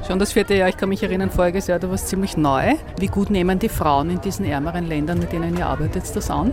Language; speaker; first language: German; native; German